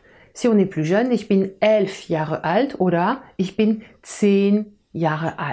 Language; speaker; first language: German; non-native, fluent; French